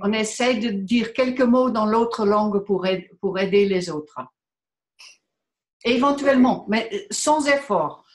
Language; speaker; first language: French; non-native, fluent; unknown